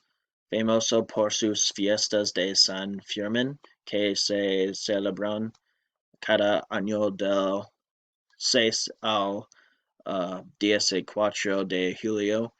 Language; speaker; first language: Spanish; non-native, learner; English